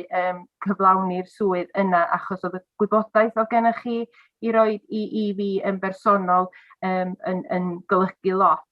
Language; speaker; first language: Welsh; native; Welsh